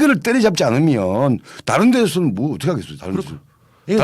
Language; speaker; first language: Korean; native; Korean